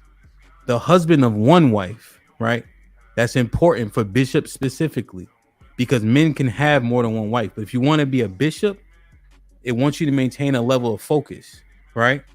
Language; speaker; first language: English; native; English